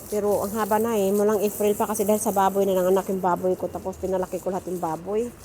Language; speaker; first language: Filipino; non-native, local second language; Cebuano